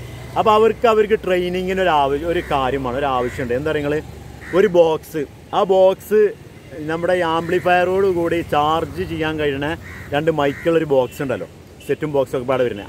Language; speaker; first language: Malayalam; native; Malayalam